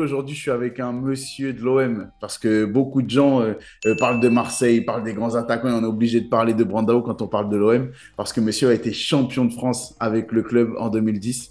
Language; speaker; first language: French; native; French